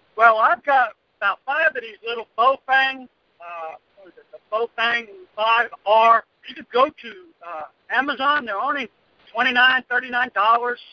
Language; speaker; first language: English; native; English